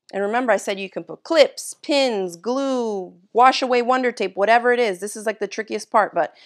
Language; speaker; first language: English; native; English